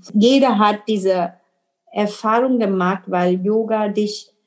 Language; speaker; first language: German; non-native, fluent; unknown